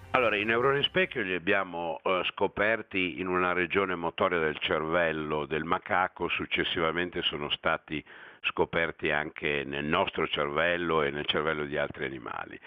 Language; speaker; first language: Italian; native; Italian